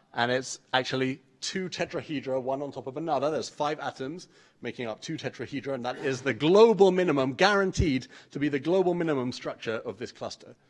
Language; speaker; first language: English; native; English